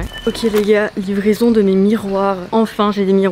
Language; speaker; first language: French; native; French